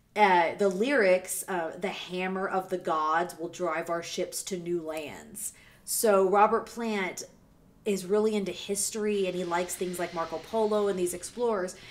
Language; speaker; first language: English; native; English